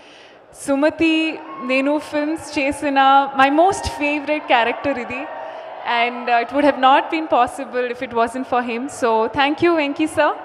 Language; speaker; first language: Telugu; non-native, learner; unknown